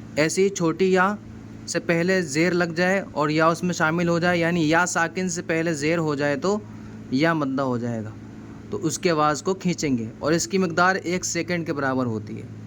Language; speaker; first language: Urdu; native; Urdu